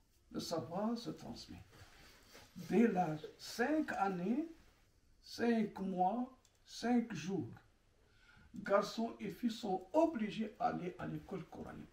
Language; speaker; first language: French; non-native, local second language; Arabic